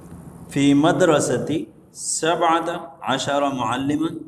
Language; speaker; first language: Arabic; non-native, learner; Urdu